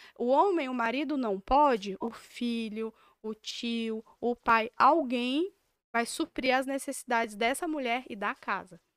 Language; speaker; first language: Portuguese; native; Portuguese